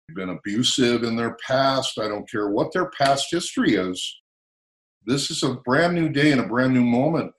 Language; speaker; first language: English; native; English